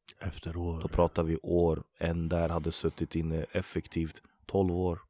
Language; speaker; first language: Swedish; early bilingual, other home language; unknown